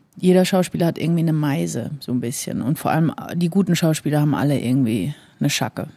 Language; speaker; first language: German; native; German